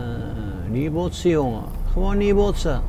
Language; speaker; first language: Dutch; non-native, fluent; Turkish